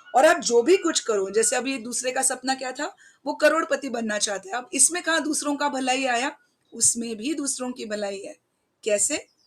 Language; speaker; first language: Hindi; non-native, local second language; Marathi